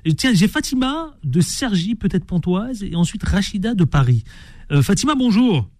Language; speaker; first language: French; native; French